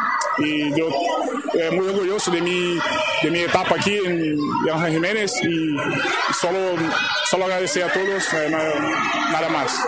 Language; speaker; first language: Spanish; non-native, fluent; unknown